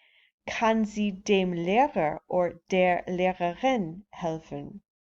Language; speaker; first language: German; non-native, fluent; English